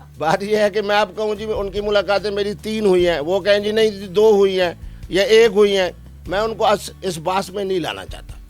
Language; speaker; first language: Urdu; non-native, local second language; Saraiki